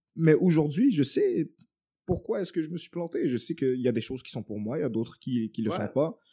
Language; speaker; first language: French; native; French